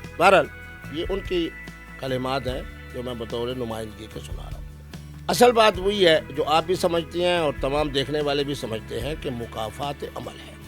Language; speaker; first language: Urdu; non-native, local second language; Saraiki